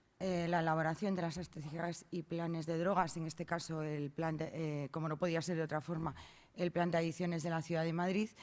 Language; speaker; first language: Spanish; native; Spanish